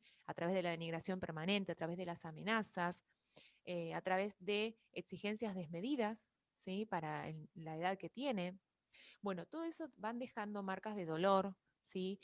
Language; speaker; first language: Spanish; native; Spanish